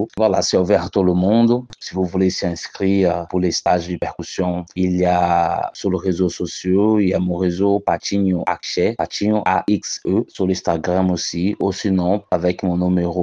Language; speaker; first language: French; non-native, fluent; Portuguese